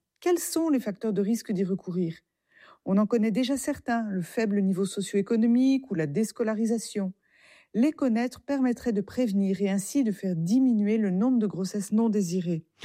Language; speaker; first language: French; native; French